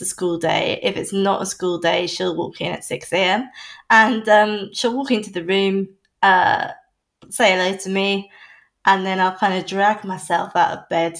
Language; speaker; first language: English; native; English